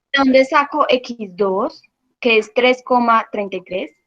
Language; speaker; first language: Spanish; native; Spanish